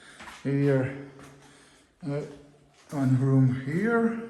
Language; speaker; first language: English; non-native, learner; Portuguese